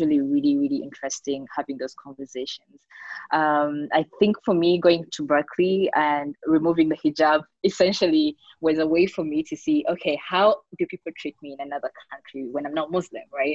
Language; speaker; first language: English; non-native, local second language; Ganda